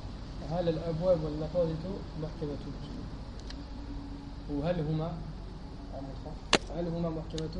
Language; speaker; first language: Arabic; non-native, learner; French